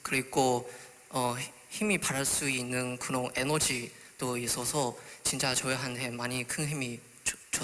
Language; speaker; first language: Korean; non-native, learner; Chinese